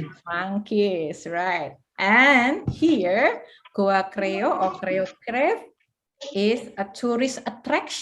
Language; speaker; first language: English; non-native, fluent; Indonesian